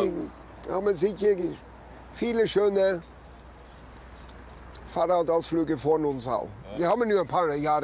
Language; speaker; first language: German; non-native, fluent; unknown